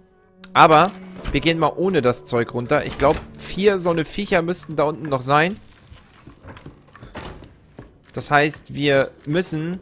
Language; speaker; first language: German; native; German